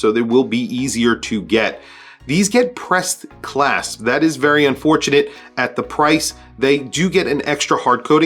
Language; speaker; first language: English; native; English